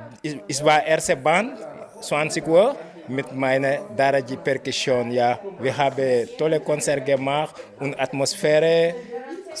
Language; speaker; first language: German; non-native, learner; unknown